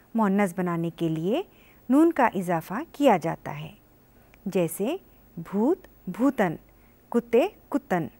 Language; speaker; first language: Urdu; native; Urdu